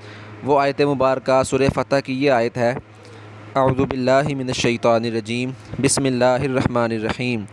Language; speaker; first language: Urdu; native; Urdu